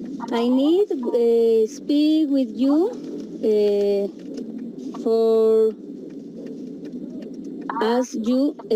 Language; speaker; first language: English; non-native, learner; Spanish